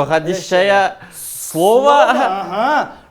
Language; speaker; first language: Russian; non-native, local second language; Kazakh